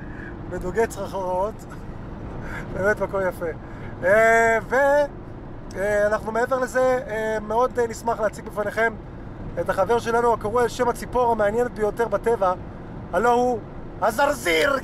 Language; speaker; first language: Hebrew; native; Hebrew